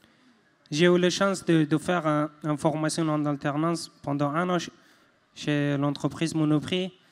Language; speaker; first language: French; non-native, fluent; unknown